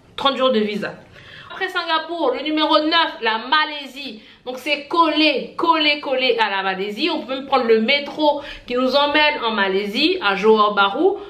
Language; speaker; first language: French; non-native, local second language; Haitian Creole